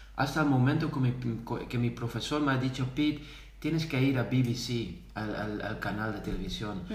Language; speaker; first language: Spanish; non-native, fluent; Dutch